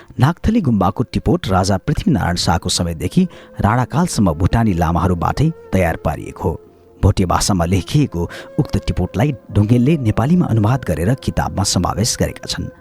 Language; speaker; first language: Nepali; native; Nepali